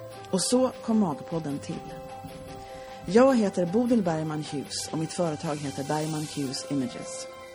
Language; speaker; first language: Swedish; native; Swedish